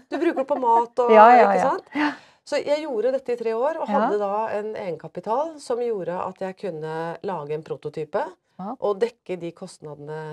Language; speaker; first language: Norwegian; native; Norwegian